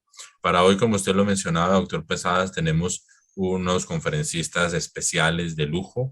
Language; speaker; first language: Spanish; native; Spanish